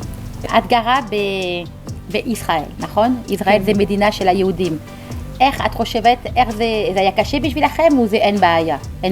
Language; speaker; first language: Hebrew; non-native, learner; French